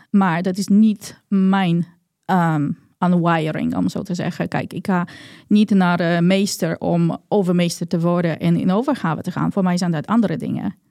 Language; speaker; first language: Dutch; non-native, fluent; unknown